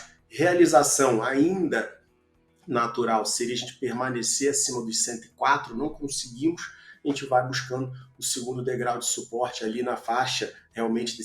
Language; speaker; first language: Portuguese; native; Portuguese